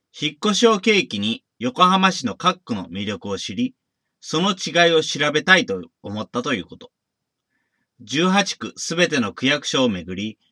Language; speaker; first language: Japanese; native; Japanese